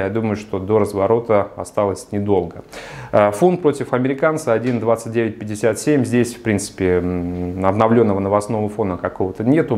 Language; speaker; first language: Russian; native; Russian